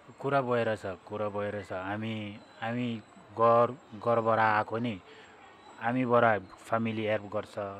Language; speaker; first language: Nepali; non-native, learner; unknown